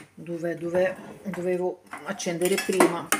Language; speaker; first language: Italian; non-native, learner; Ukrainian